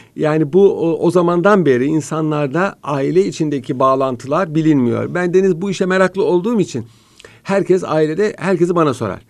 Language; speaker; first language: Turkish; native; Turkish